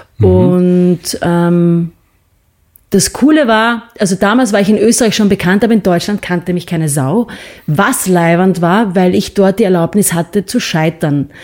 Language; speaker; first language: German; early bilingual, other home language; English